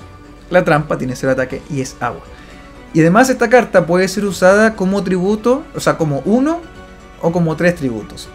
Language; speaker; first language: Spanish; native; Spanish